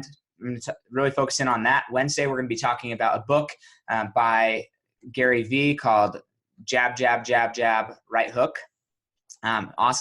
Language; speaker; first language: English; native; English